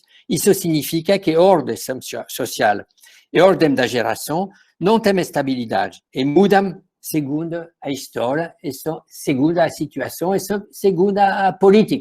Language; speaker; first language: Portuguese; non-native, fluent; French